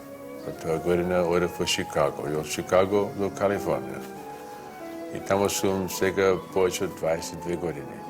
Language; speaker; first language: Macedonian; early bilingual, heritage; Macedonian